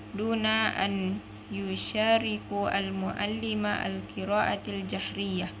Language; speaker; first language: Arabic; non-native, learner; Indonesian